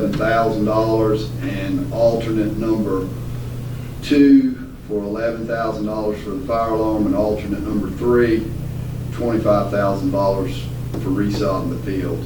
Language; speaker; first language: English; native; English